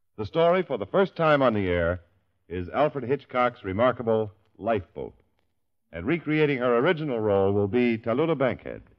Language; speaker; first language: English; native; English